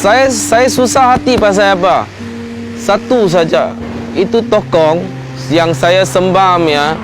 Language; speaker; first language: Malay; non-native, local second language; Chinese